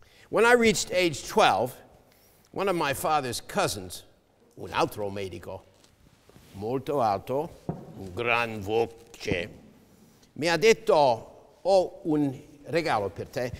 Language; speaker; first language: Italian; non-native, learner; English